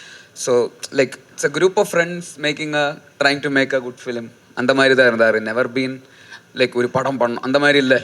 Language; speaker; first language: Tamil; non-native, learner; Malayalam